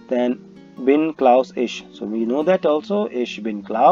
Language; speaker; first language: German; non-native, learner; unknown